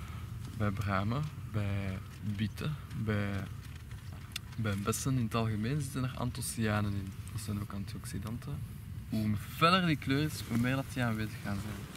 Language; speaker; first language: Dutch; native; Dutch